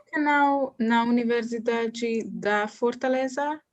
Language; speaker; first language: Portuguese; non-native, learner; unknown